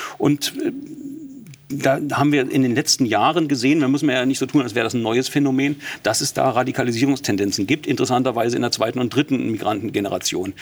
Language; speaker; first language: German; native; German